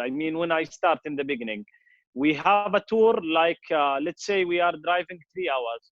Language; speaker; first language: English; non-native, fluent; Arabic